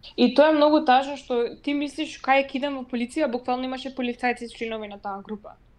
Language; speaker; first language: Macedonian; native; Macedonian